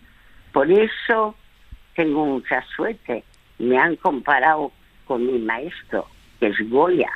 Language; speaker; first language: Spanish; non-native, fluent; French